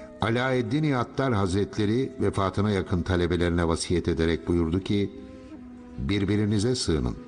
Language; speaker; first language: Turkish; native; Turkish